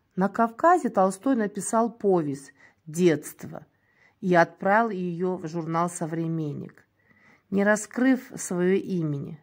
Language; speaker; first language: Russian; non-native, local second language; Kyrgyz